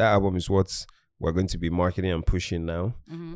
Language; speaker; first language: English; non-native, local second language; Igbo